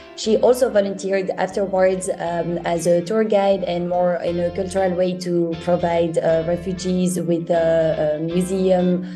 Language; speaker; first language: English; non-native, fluent; French